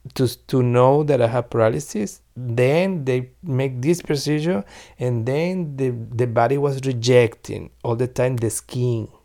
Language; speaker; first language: English; non-native, learner; Spanish